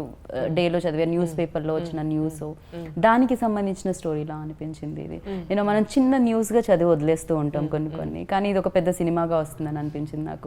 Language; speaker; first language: Telugu; native; Telugu